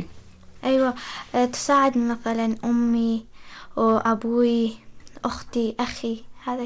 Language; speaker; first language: Arabic; non-native, learner; Persian